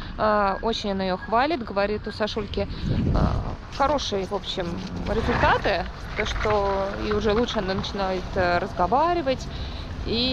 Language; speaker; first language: Russian; native; Russian